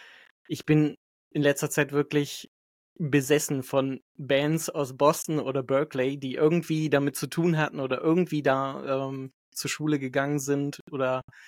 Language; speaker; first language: German; native; German